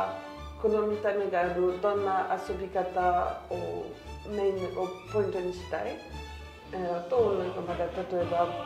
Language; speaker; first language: Japanese; non-native, learner; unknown